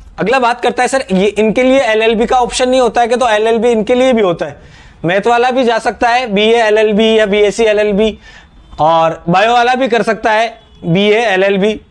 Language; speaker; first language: Hindi; native; Hindi